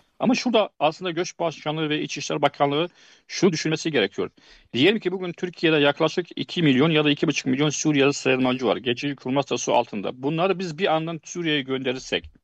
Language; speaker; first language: Turkish; non-native, fluent; Arabic